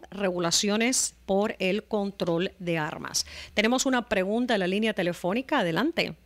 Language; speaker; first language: Spanish; native; Spanish